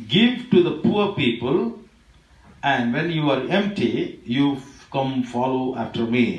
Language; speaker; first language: English; non-native, local second language; Tamil